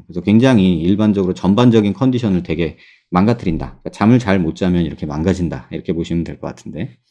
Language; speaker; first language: Korean; native; Korean